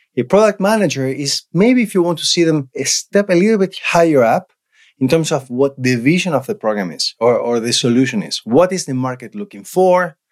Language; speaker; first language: English; non-native, fluent; Spanish